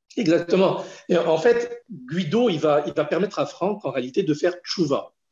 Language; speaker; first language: French; native; French